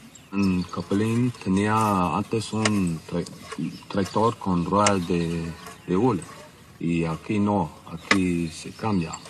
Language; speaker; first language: Spanish; non-native, local second language; Plautdietsch